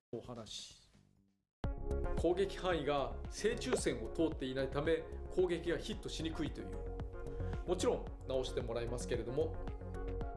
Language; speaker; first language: Japanese; native; Japanese